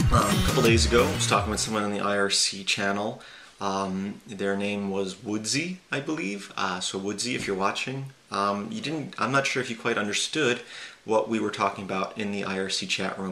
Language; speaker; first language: English; native; English